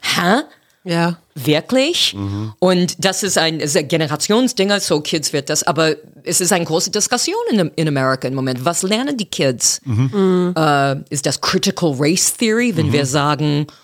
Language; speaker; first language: German; non-native, fluent; English